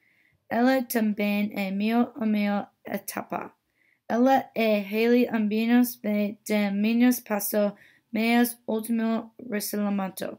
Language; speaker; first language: Portuguese; non-native, learner; English